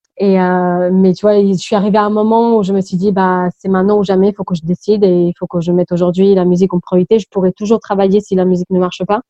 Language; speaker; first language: French; early bilingual, other home language; English